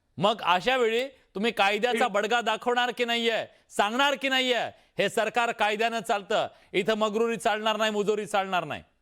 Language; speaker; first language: Marathi; native; Marathi